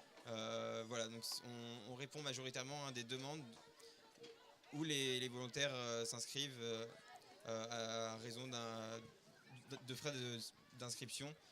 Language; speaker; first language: French; native; French